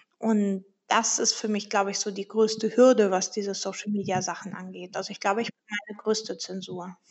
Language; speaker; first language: German; early bilingual, heritage; German